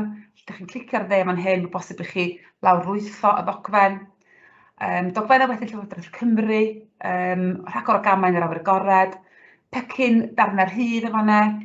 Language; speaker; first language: Welsh; native; Welsh